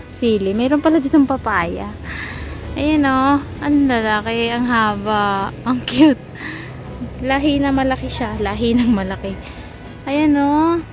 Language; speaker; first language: Filipino; non-native, local second language; Bikol